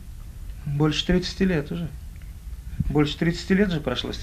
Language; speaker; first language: Russian; native; Russian